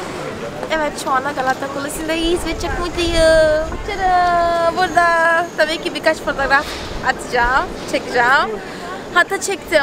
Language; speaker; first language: Turkish; non-native, fluent; Portuguese